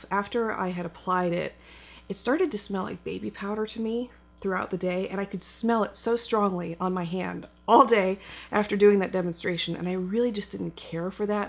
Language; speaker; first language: English; native; English